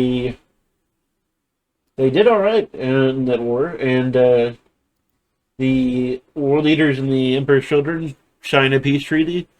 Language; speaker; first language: English; native; English